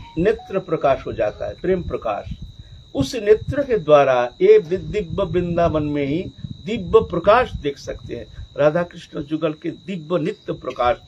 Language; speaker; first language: Hindi; non-native, local second language; Bangla